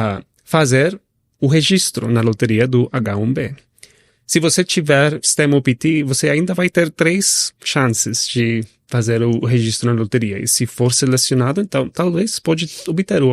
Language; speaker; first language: Portuguese; non-native, fluent; Spanish